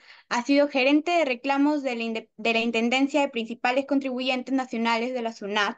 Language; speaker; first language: Spanish; native; Spanish